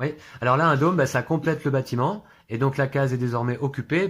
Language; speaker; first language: French; native; French